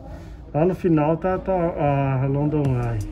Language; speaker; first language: Portuguese; native; Portuguese